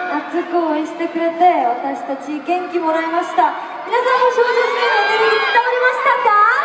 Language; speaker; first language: Japanese; non-native, learner; Korean